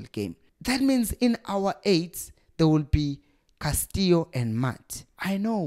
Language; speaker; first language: English; non-native, local second language; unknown